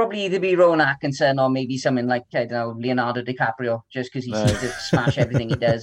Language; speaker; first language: English; native; English